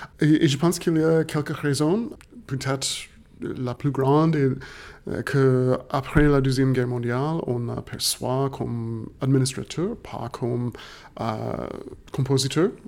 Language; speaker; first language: French; non-native, fluent; English